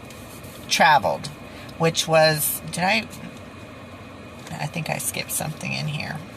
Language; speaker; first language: English; native; English